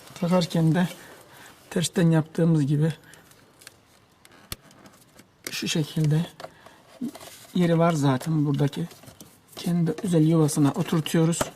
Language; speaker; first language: Turkish; native; Turkish